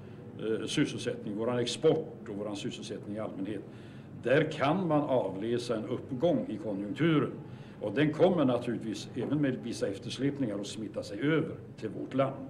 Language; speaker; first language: Swedish; native; Swedish